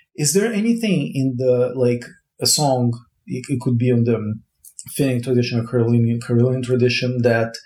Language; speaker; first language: English; non-native, fluent; Portuguese